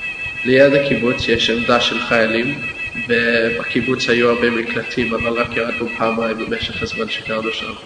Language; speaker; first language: Hebrew; non-native, fluent; English